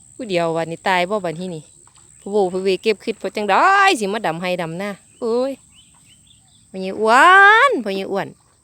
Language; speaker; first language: Thai; native; Thai